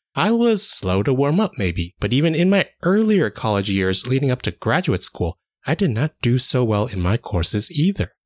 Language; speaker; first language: English; native; English